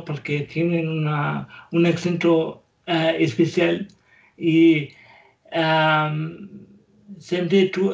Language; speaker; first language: Spanish; non-native, learner; German